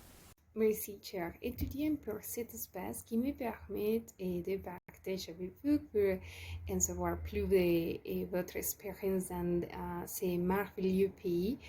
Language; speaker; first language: French; non-native, learner; Spanish